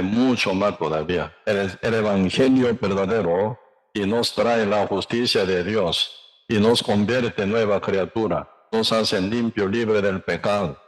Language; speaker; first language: Spanish; non-native, learner; Korean